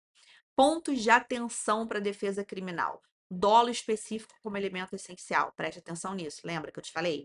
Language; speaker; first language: Portuguese; native; Portuguese